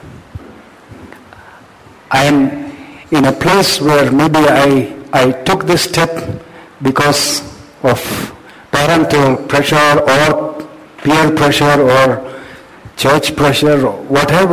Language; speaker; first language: English; non-native, local second language; Malayalam